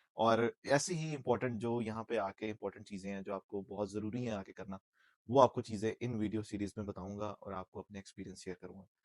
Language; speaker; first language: Urdu; non-native, local second language; Punjabi